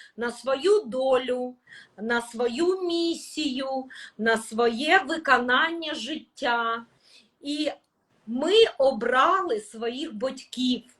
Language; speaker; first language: Ukrainian; non-native, local second language; Russian